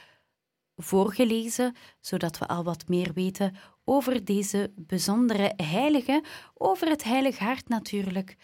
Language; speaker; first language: Dutch; native; Dutch